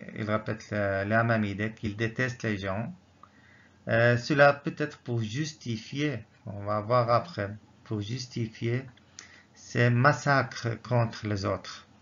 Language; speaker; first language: French; non-native, local second language; Arabic